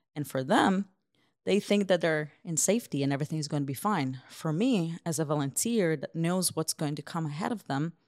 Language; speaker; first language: English; non-native, fluent; Hebrew